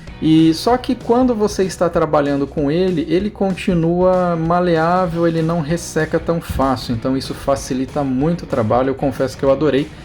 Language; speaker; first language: Portuguese; native; Portuguese